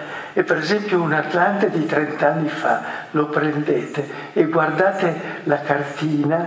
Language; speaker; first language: Italian; native; Italian